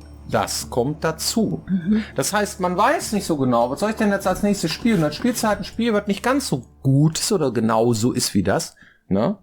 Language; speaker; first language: German; native; German